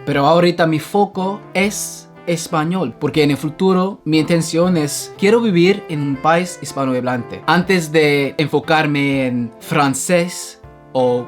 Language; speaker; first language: Spanish; non-native, fluent; English